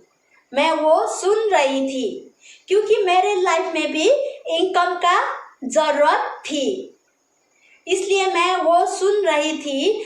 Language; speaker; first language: Hindi; non-native, local second language; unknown